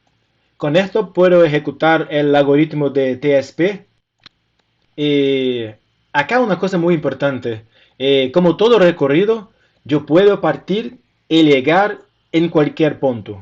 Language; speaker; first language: Spanish; non-native, fluent; Portuguese